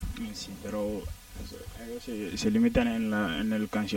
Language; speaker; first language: Spanish; non-native, learner; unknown